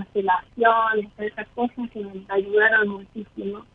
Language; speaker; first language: Spanish; native; Spanish